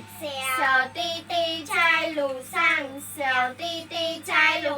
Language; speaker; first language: Chinese; non-native, learner; Khmer